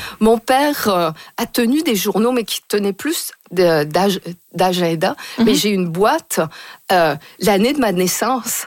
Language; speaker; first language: French; native; French